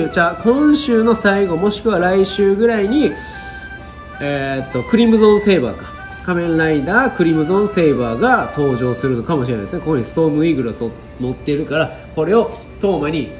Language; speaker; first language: Japanese; native; Japanese